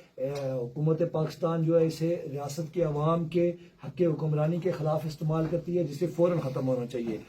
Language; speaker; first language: Urdu; non-native, local second language; Pahari-Potwari